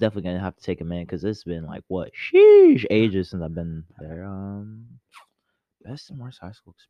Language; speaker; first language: English; native; English